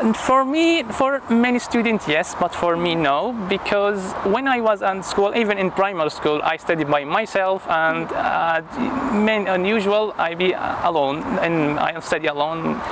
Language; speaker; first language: English; non-native, fluent; Arabic